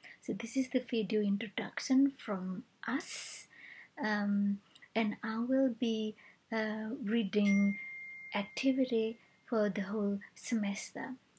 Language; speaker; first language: English; non-native, fluent; Indonesian